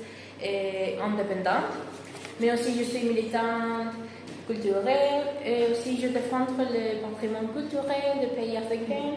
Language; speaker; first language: French; non-native, fluent; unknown